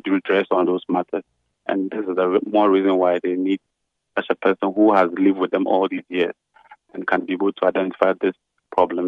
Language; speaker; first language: English; non-native, local second language; Ga